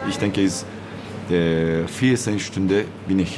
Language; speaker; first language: German; non-native, learner; Turkish